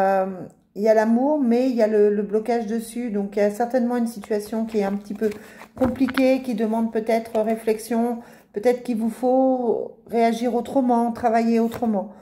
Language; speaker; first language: French; native; French